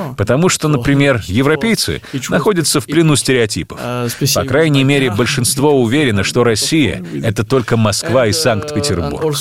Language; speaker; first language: Russian; non-native, learner; French